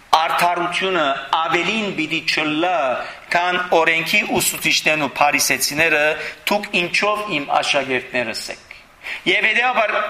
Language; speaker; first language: Armenian; early bilingual, heritage; Armenian